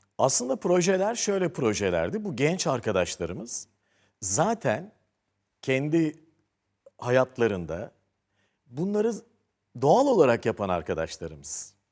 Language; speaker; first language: Turkish; native; Turkish